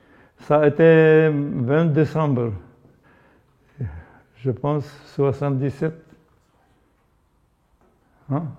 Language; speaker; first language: French; non-native, learner; Polish